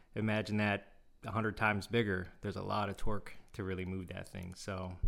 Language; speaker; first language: English; non-native, fluent; Korean